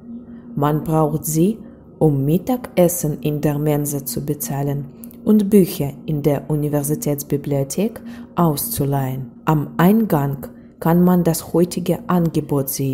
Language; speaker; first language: German; non-native, fluent; Russian